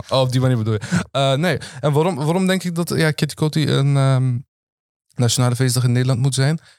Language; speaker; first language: Dutch; early bilingual, other home language; Arabic